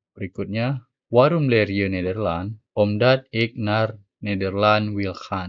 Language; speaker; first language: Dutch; non-native, learner; Indonesian